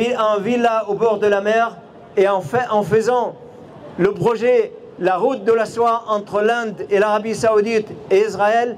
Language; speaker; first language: French; non-native, fluent; Arabic